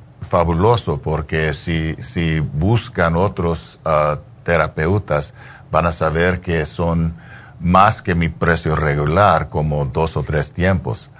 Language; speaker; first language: Spanish; early bilingual, heritage; English